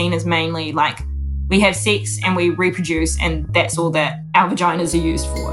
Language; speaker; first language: English; native; English